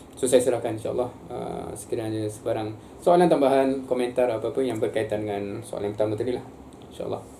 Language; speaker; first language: Malay; native; Malay